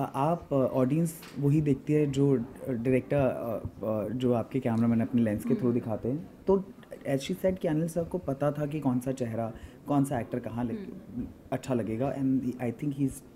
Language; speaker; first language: Hindi; native; Hindi